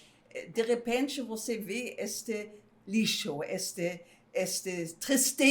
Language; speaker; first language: Portuguese; non-native, fluent; German